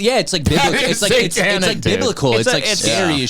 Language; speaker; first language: English; native; English